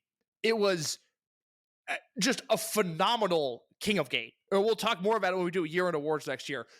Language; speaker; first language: English; native; English